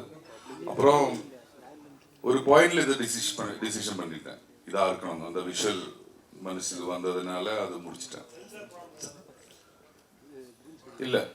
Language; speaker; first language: Tamil; non-native, learner; Malayalam